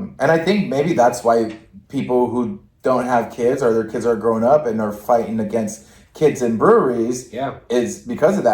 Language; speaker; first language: English; native; English